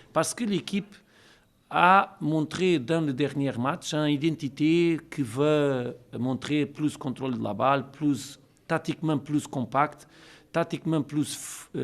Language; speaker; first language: French; non-native, learner; Portuguese